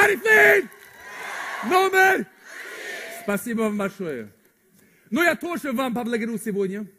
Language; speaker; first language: Russian; non-native, fluent; Swedish